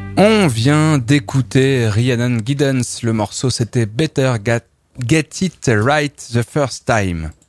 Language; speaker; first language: French; native; French